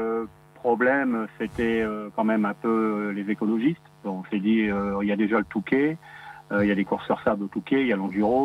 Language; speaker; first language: French; native; French